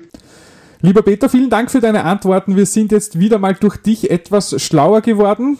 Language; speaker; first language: German; native; German